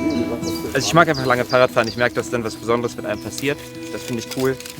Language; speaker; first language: German; native; German